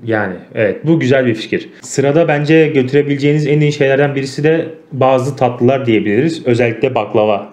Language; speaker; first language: Turkish; native; Turkish